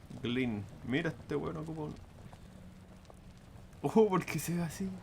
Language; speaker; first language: Spanish; native; Spanish